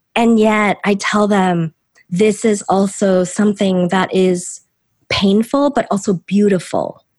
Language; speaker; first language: English; early bilingual, other home language; Korean